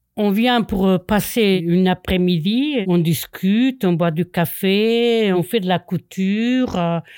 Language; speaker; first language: French; non-native, fluent; Portuguese